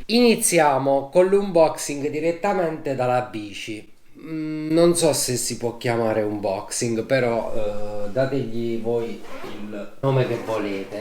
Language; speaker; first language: Italian; native; Italian